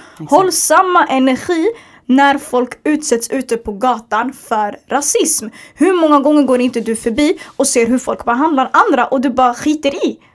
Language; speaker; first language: Swedish; early bilingual, other home language; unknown